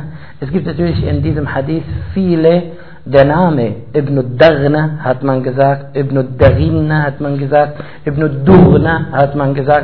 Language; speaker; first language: German; non-native, fluent; Arabic